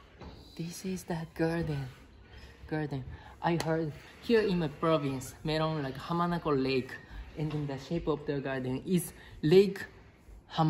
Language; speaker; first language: English; non-native, learner; Japanese